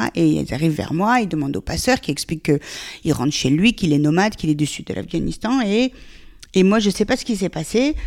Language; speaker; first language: French; early bilingual, other home language; Persian